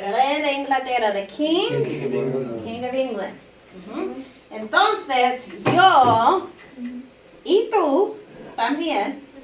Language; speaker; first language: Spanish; non-native, learner; English